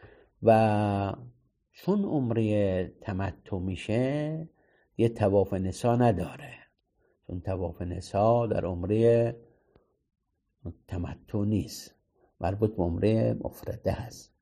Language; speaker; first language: Persian; native; Persian